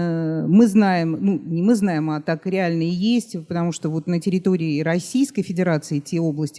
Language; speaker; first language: Russian; native; Russian